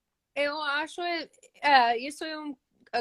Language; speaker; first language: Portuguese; non-native, learner; English